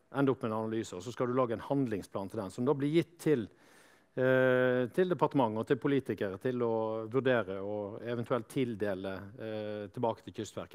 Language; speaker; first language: Norwegian; native; Norwegian